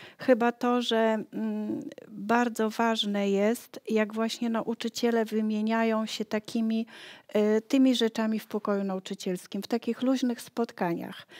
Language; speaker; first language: Polish; native; Polish